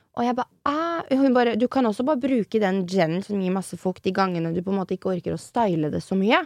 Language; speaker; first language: Norwegian; early bilingual, other home language; French